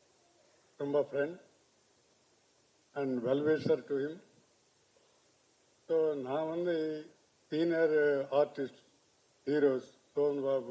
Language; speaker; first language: Tamil; non-native, learner; Telugu